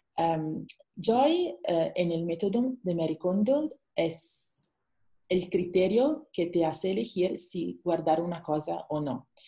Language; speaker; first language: Spanish; non-native, fluent; Italian